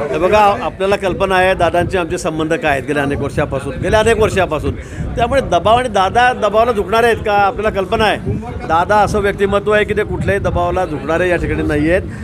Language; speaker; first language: Marathi; native; Marathi